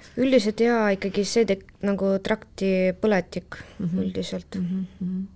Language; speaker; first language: Estonian; non-native, local second language; Russian